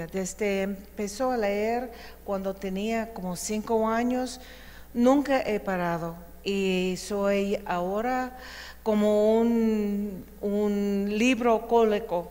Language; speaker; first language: Spanish; non-native, fluent; English